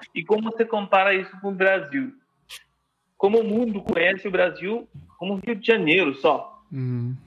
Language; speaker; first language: Portuguese; non-native, fluent; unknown